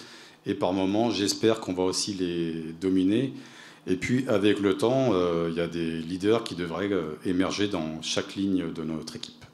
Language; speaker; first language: French; native; French